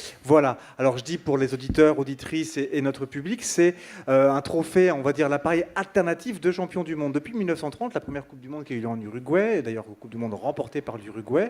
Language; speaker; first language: French; native; French